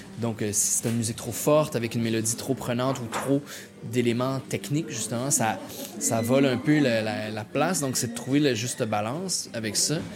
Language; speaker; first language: French; native; French